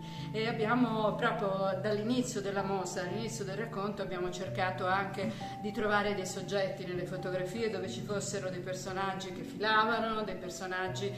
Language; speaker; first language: Italian; native; Italian